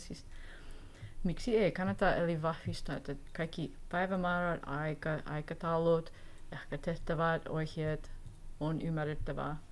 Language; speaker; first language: Finnish; non-native, learner; English